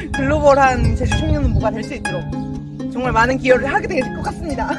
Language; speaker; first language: Korean; native; Korean